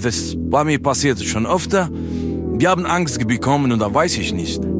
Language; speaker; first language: German; non-native, learner; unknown